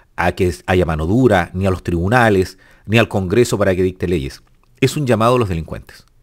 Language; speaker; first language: Spanish; native; Spanish